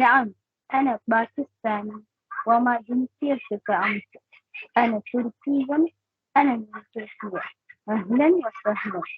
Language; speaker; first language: Arabic; non-native, learner; Tamil